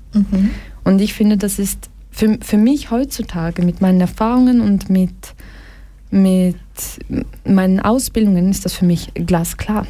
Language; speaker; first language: German; early bilingual, other home language; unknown